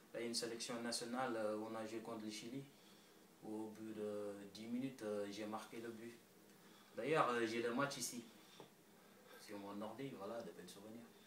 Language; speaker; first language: French; non-native, local second language; Wolof